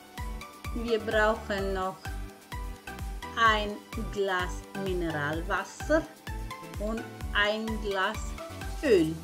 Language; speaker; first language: German; non-native, fluent; Croatian